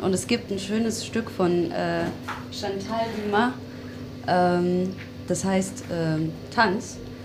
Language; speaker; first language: German; native; German